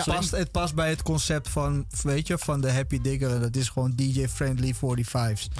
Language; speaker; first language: Dutch; native; Dutch